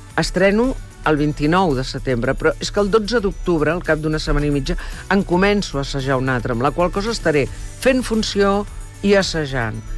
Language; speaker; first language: Catalan; early bilingual, heritage; Catalan